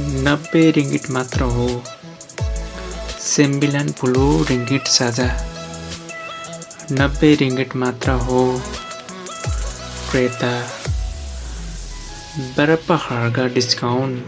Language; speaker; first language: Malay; non-native, learner; Nepali